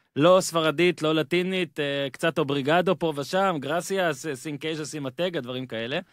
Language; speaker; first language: Hebrew; native; Hebrew